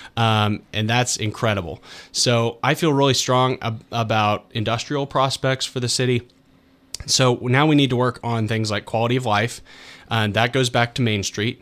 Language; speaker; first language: English; native; English